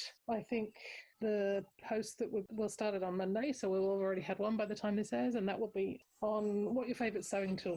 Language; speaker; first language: English; native; English